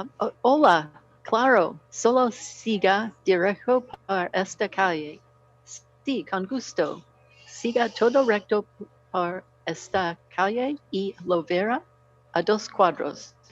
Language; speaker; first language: Spanish; non-native, learner; English